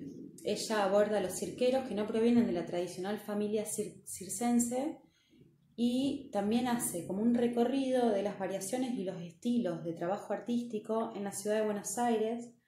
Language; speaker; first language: Spanish; native; Spanish